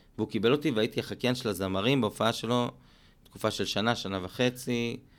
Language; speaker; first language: Hebrew; native; Hebrew